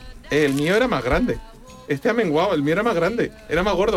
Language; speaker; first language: Spanish; native; Spanish